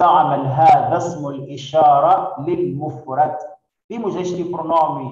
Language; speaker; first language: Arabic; non-native, fluent; Portuguese